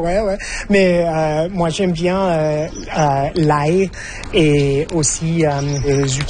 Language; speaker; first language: French; non-native, learner; English